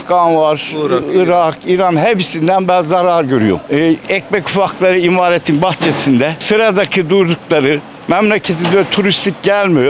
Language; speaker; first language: Turkish; native; Turkish